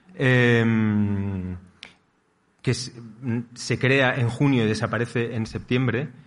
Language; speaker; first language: Spanish; native; Spanish